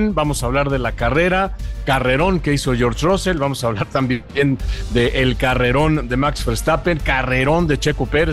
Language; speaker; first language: Spanish; native; Spanish